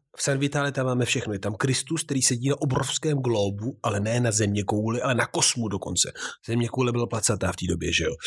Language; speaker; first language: Czech; native; Czech